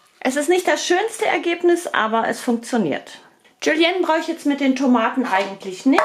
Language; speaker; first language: German; native; German